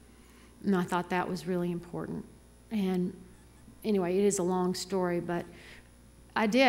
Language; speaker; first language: English; native; English